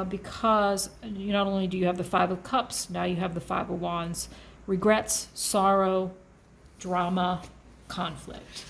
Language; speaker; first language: English; native; English